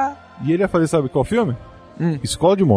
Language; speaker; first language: Portuguese; native; Portuguese